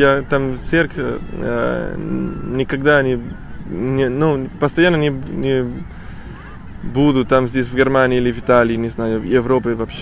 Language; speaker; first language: Russian; non-native, learner; Spanish